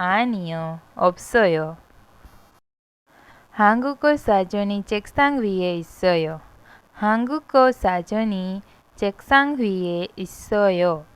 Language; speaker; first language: Korean; non-native, fluent; Hindi